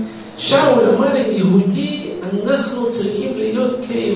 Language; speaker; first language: Hebrew; non-native, fluent; Russian